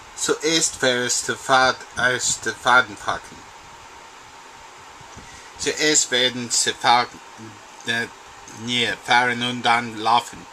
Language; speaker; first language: German; non-native, learner; English